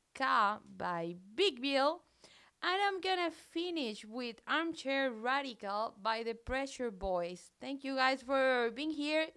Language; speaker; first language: English; non-native, fluent; Spanish